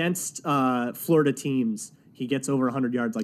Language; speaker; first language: English; native; English